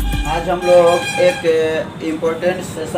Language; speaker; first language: Hindi; native; Hindi